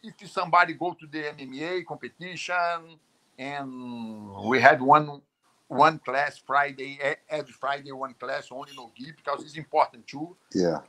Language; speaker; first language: English; non-native, learner; Portuguese